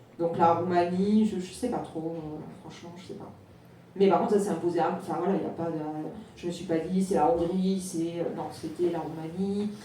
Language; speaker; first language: French; native; French